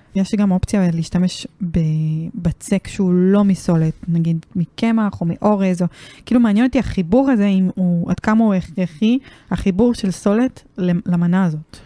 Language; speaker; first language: Hebrew; early bilingual, other home language; Arabic